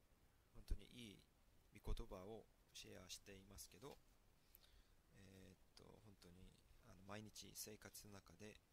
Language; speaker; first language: Japanese; non-native, fluent; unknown